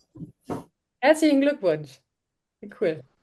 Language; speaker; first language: German; native; German